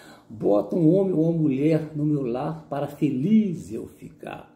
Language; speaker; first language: Portuguese; native; Portuguese